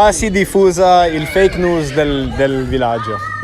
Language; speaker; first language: Italian; non-native, fluent; English